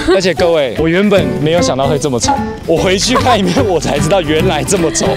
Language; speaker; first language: Chinese; native; Chinese